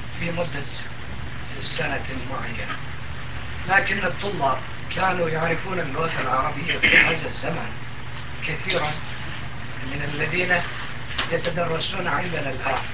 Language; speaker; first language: Arabic; non-native, local second language; Turkish